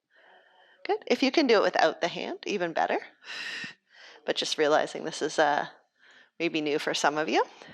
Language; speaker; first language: English; native; English